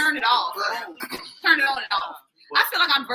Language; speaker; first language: English; native; English